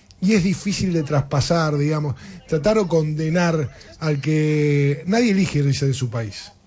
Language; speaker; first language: Spanish; native; Spanish